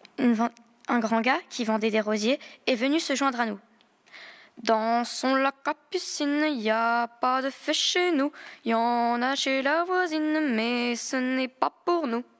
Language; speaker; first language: French; native; French